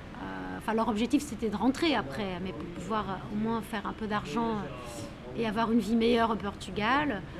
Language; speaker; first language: French; non-native, fluent; Portuguese